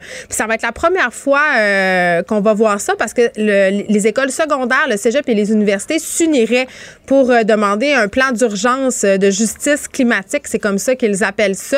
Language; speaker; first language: French; native; French